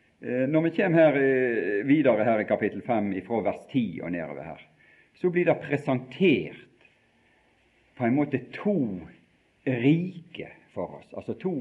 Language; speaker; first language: Norwegian; native; Norwegian